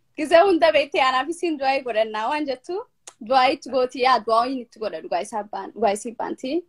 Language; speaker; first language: Oromo; early bilingual, heritage; Oromo